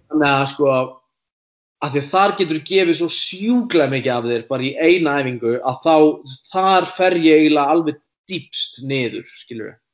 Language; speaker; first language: Icelandic; native; Icelandic